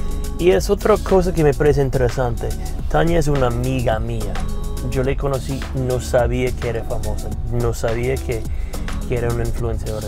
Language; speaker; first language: Spanish; non-native, fluent; English